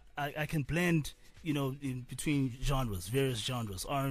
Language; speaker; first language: English; non-native, local second language; Swati